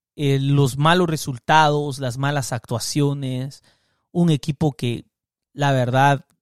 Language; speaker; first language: Spanish; native; Spanish